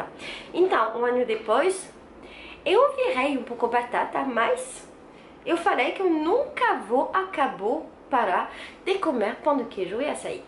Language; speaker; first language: Portuguese; non-native, learner; French